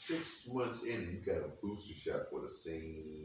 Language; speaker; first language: English; native; English